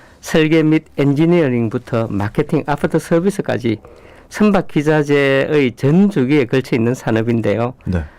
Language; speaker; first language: Korean; native; Korean